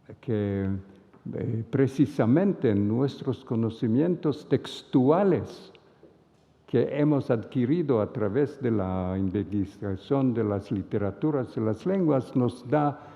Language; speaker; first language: Spanish; non-native, fluent; Hebrew